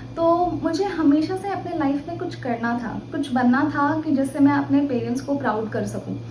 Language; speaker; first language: Hindi; native; Hindi